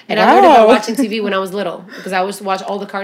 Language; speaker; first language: English; early bilingual, other home language; Albanian